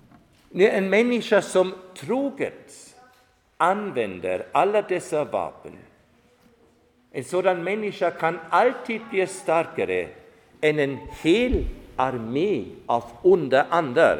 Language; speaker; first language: Swedish; non-native, fluent; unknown